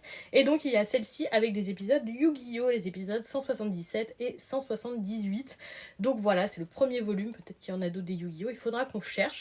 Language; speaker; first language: French; native; French